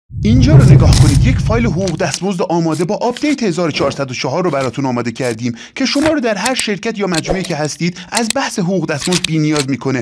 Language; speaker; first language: Persian; native; Persian